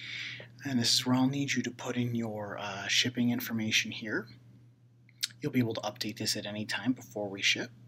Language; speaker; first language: English; native; English